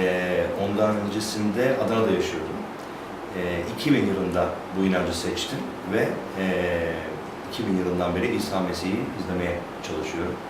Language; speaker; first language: Turkish; native; Turkish